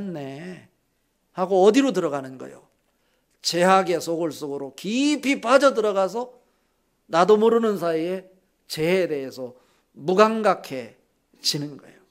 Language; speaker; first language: Korean; native; Korean